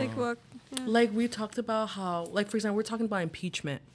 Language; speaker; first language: English; native; English